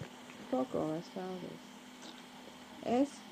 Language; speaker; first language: Spanish; non-native, learner; English